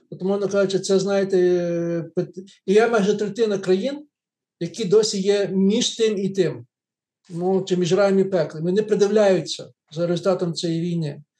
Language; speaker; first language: Ukrainian; native; Ukrainian